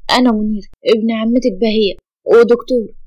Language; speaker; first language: Arabic; native; Arabic